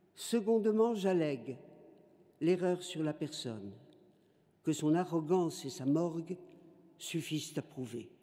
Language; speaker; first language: French; native; French